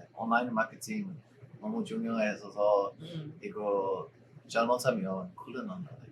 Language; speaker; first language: Korean; non-native, learner; English